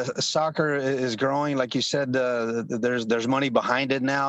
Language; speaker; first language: English; early bilingual, other home language; Spanish